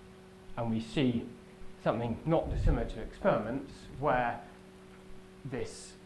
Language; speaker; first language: English; native; English